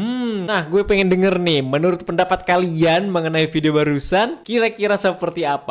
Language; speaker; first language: Indonesian; native; Indonesian